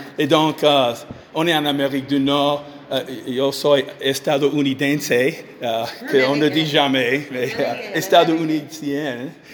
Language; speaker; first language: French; non-native, fluent; English